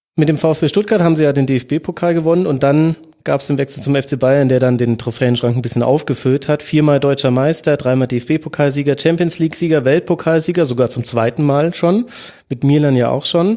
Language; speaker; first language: German; native; German